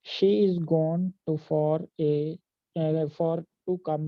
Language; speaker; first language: English; non-native, learner; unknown